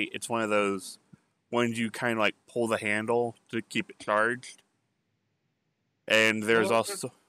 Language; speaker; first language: English; native; English